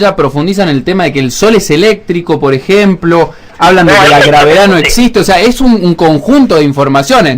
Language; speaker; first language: Spanish; native; Spanish